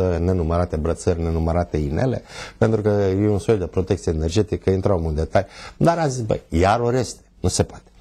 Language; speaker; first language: Romanian; native; Romanian